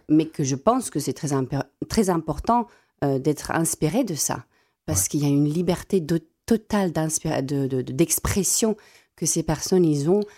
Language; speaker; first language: French; non-native, fluent; Afrikaans